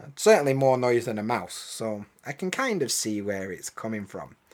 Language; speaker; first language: English; native; English